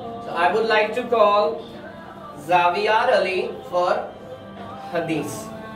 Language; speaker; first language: English; non-native, local second language; Urdu